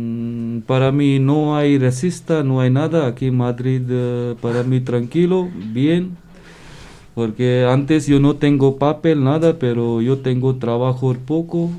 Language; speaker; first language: Spanish; non-native, learner; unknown